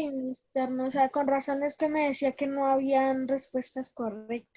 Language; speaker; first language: Spanish; native; Spanish